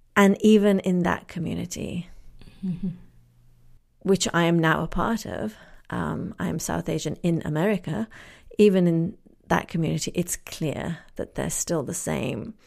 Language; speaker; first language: English; native; English